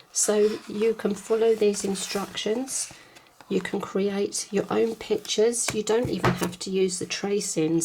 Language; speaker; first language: English; native; English